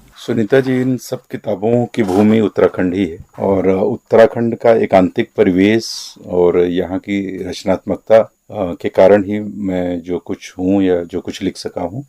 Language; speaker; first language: Hindi; native; Hindi